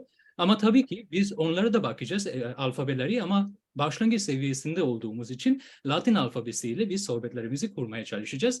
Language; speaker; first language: Turkish; non-native, fluent; Bangla